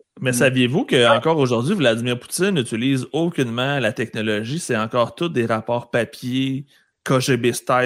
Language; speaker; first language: French; native; French